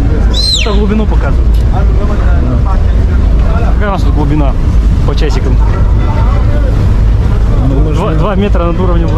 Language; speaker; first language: Russian; native; Russian